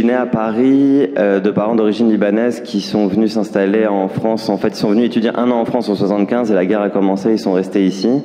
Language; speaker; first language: French; native; French